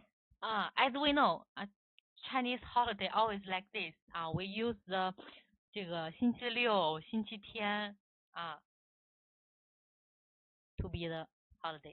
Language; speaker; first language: English; non-native, learner; Chinese